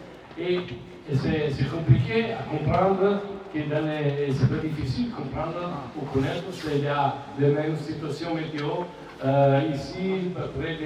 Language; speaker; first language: French; non-native, fluent; Italian